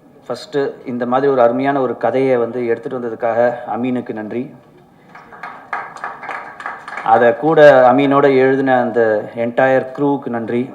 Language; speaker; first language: Tamil; native; Tamil